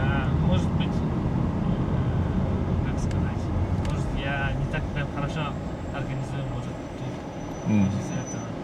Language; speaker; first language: Russian; non-native, local second language; Uzbek